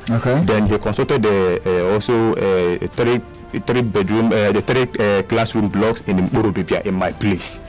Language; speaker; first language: English; non-native, local second language; Igbo